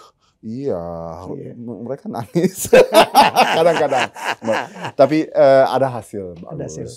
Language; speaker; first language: Indonesian; early bilingual, heritage; German